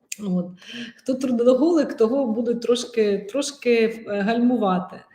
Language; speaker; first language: Ukrainian; non-native, local second language; Russian